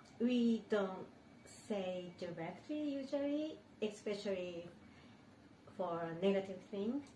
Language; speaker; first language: English; non-native, learner; Japanese